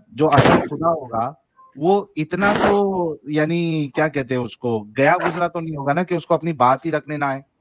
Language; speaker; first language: Hindi; native; Hindi